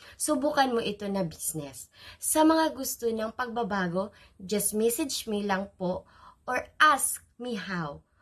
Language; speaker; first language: Filipino; non-native, local second language; Cebuano